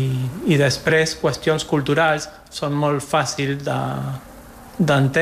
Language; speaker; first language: Catalan; non-native, fluent; Spanish